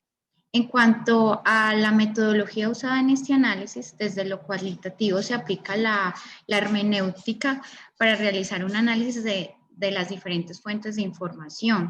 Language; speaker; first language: Spanish; native; Spanish